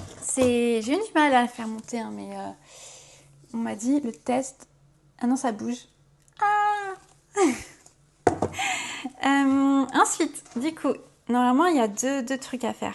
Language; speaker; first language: French; native; French